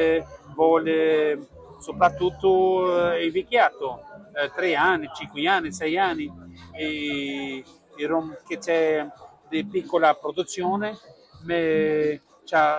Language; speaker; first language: Italian; non-native, learner; Portuguese